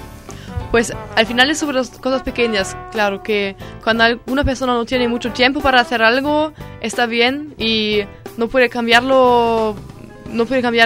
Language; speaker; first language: Spanish; non-native, learner; German